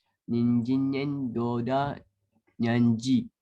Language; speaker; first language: Chinese; non-native, learner; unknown